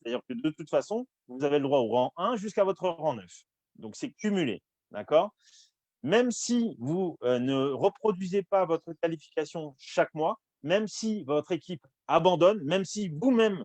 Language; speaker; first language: French; native; French